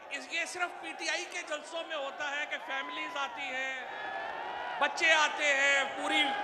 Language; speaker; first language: Urdu; native; Urdu